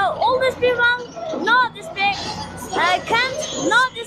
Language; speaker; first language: English; non-native, learner; Persian